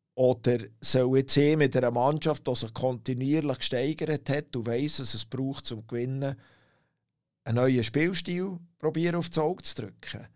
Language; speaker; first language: German; native; German